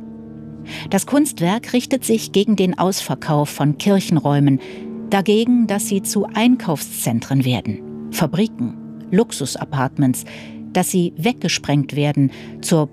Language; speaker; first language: German; native; German